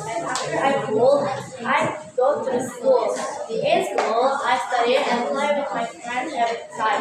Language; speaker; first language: English; non-native, learner; Indonesian